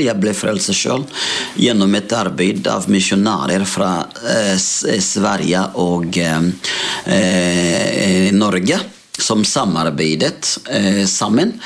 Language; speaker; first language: Norwegian; non-native, fluent; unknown